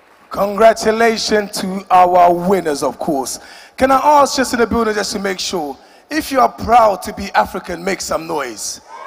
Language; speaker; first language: English; early bilingual, other home language; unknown